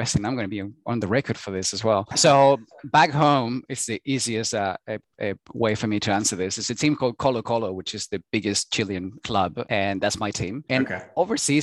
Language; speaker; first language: English; non-native, fluent; Spanish